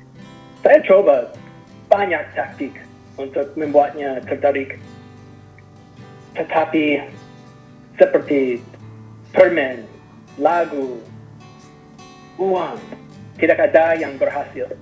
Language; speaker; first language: Indonesian; non-native, learner; English